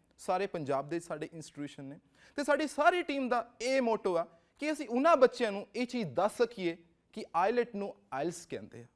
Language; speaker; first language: Punjabi; native; Punjabi